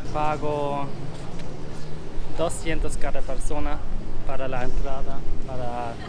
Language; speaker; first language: Spanish; non-native, learner; German